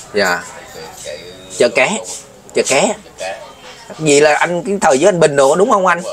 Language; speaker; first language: Vietnamese; native; Vietnamese